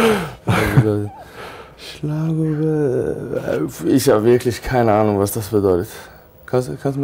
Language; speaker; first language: German; non-native, learner; Swedish